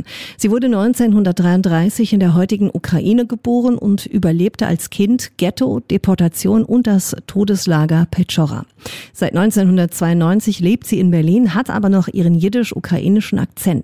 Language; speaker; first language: German; native; German